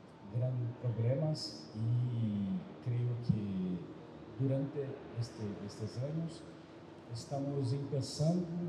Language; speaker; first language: Spanish; non-native, fluent; Portuguese